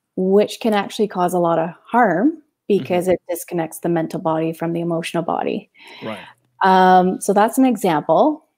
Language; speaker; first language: English; native; English